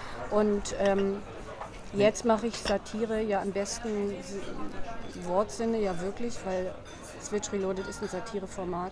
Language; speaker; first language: German; native; German